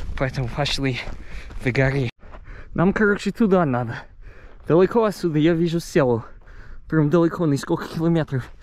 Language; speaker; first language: Russian; non-native, fluent; English